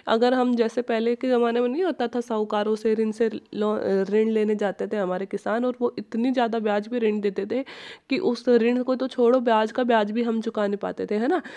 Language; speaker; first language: Hindi; native; Hindi